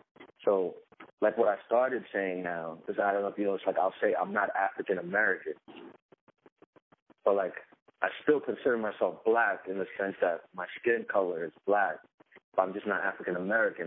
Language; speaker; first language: English; native; English